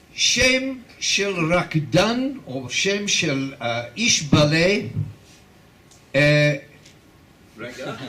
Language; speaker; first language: Hebrew; non-native, fluent; English